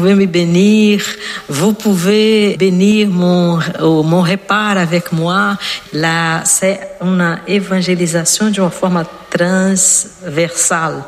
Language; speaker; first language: French; non-native, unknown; Portuguese